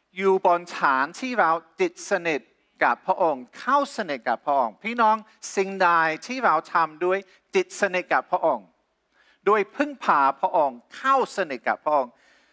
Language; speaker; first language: Thai; non-native, fluent; English